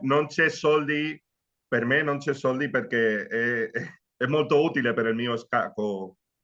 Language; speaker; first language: Italian; non-native, learner; Spanish